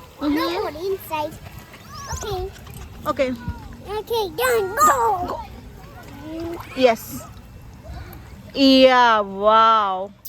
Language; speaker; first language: English; non-native, local second language; Bangla